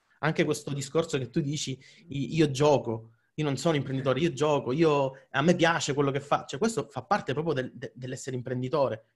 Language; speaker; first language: Italian; native; Italian